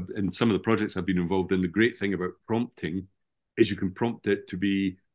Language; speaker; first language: English; native; English